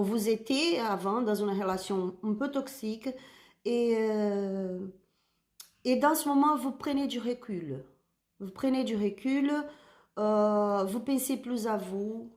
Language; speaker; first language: French; non-native, learner; Spanish